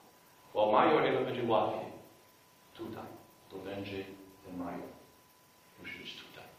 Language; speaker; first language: Polish; non-native, fluent; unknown